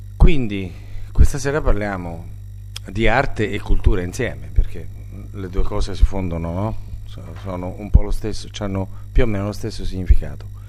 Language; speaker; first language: Italian; native; Italian